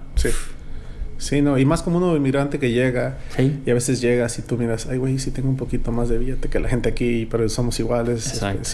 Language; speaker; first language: Spanish; early bilingual, heritage; Spanish